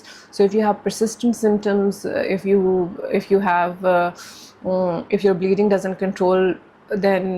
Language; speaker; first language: English; non-native, local second language; Urdu